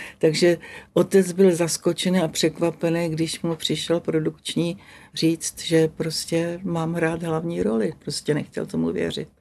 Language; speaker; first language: Czech; native; Czech